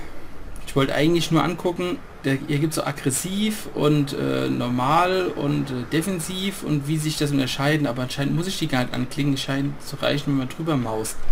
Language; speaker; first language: German; native; German